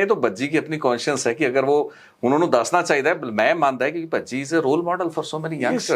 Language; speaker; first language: Hindi; non-native, local second language; Punjabi